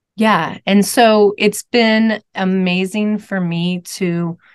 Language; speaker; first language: English; native; English